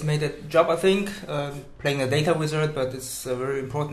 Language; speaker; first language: English; non-native, fluent; Chinese